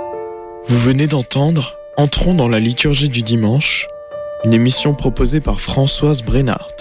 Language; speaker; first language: French; native; French